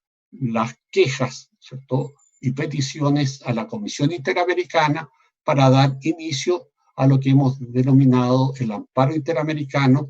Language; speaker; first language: Spanish; native; Spanish